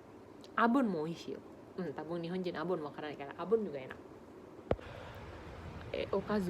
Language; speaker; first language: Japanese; non-native, learner; Indonesian